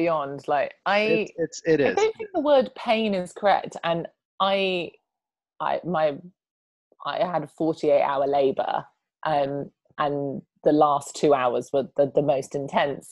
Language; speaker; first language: English; native; English